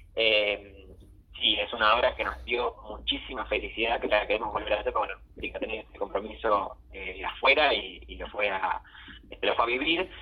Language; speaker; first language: Spanish; native; Spanish